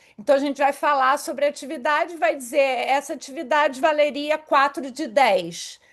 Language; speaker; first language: Portuguese; native; Portuguese